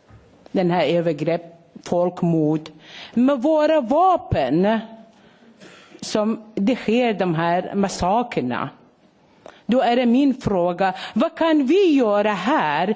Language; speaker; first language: Swedish; non-native, fluent; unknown